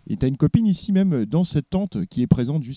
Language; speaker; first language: French; native; French